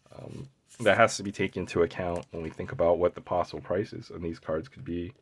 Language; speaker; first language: English; native; English